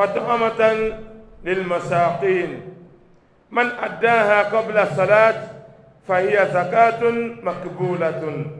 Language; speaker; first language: Arabic; non-native, fluent; Yoruba